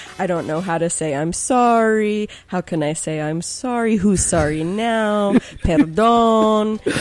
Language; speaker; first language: English; native; English